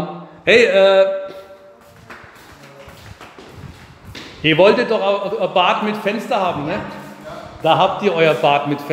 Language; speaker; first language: German; early bilingual, other home language; Turkish